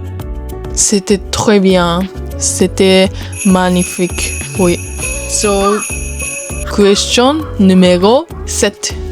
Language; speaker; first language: French; non-native, learner; Japanese